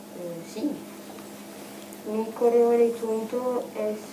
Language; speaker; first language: Spanish; non-native, learner; French